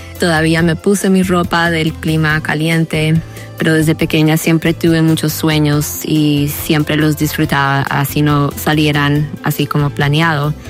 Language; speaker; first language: Spanish; early bilingual, heritage; Spanish